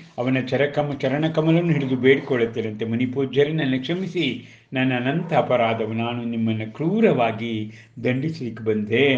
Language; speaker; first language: Kannada; native; Kannada